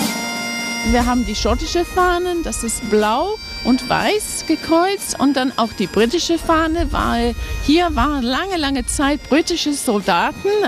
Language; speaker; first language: German; non-native, fluent; English